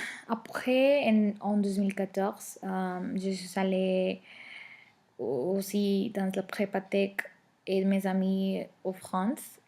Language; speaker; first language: French; non-native, learner; Spanish